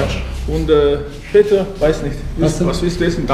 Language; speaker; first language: German; non-native, learner; Mongolian